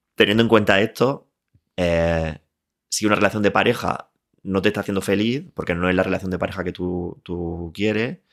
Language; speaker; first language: Spanish; native; Spanish